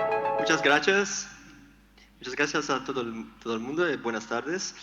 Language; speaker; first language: Spanish; non-native, learner; French